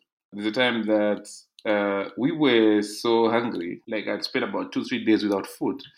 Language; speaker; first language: English; non-native, local second language; Bemba